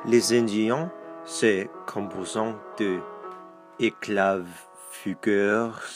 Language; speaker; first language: French; non-native, learner; Danish